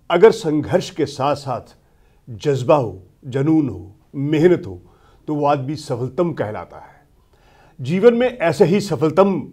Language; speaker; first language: Hindi; native; Hindi